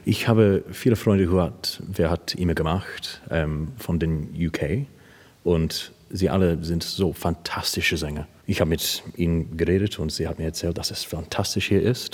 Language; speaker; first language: German; non-native, learner; English